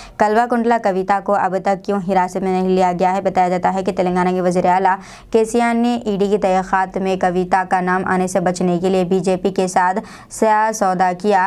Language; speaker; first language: Hindi; non-native, local second language; Urdu